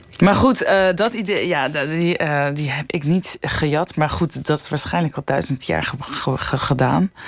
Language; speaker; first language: Dutch; early bilingual, other home language; Persian